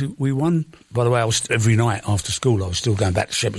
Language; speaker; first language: English; native; English